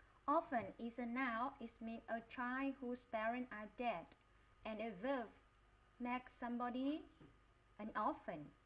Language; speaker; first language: English; non-native, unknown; Vietnamese